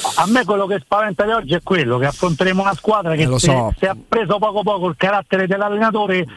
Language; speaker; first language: Italian; native; Italian